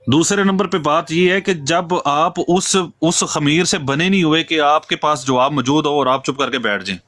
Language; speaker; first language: Hindi; non-native, local second language; Punjabi